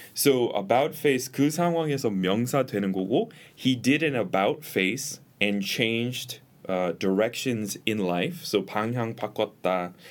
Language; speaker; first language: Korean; non-native, fluent; English